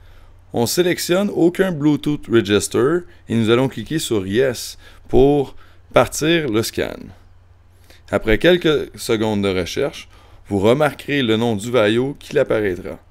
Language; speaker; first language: French; native; French